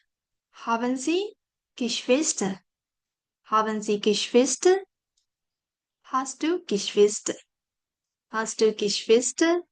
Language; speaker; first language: German; non-native, fluent; Burmese